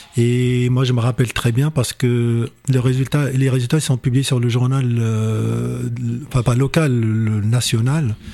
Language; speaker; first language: French; non-native, local second language; Arabic